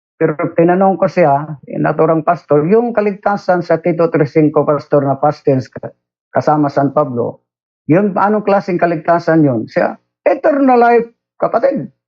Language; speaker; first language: Filipino; non-native, local second language; Cebuano